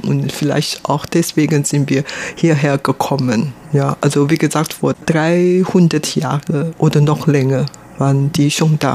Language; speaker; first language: German; non-native, fluent; Hakka Chinese